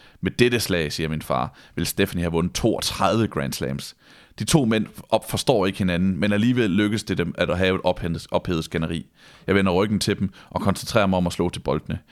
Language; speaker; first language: Danish; native; Danish